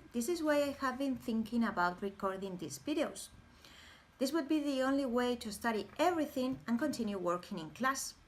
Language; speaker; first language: English; non-native, fluent; Spanish